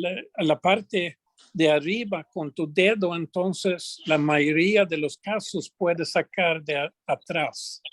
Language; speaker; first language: Spanish; non-native, fluent; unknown